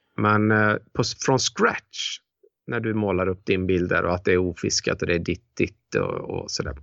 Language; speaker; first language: Swedish; native; Swedish